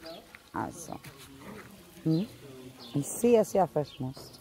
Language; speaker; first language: German; non-native, fluent; Spanish